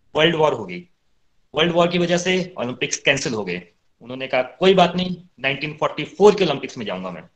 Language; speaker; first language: Hindi; native; Hindi